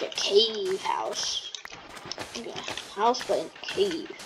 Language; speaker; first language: English; native; English